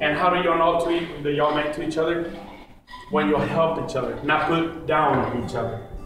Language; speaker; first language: English; early bilingual, other home language; Spanish